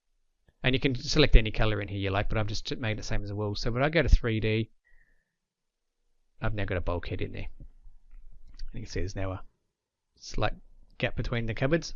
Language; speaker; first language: English; native; English